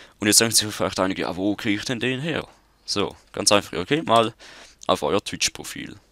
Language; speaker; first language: German; native; German